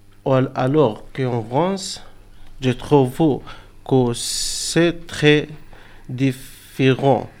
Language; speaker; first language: French; non-native, learner; Arabic